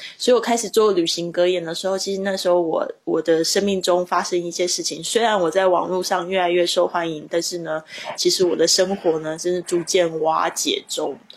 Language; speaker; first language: Chinese; native; Chinese